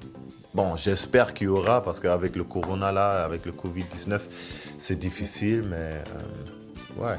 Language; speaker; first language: French; non-native, fluent; German